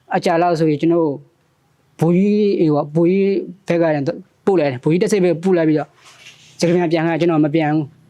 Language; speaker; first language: Burmese; non-native, local second language; Karen languages